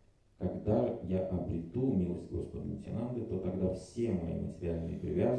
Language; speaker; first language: Russian; native; Russian